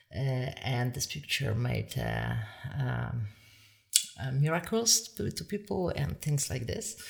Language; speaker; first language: English; non-native, fluent; Polish